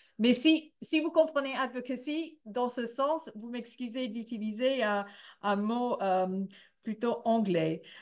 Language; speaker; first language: French; non-native, fluent; English